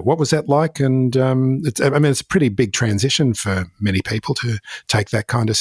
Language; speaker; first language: English; native; English